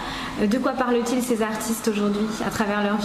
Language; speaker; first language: French; native; French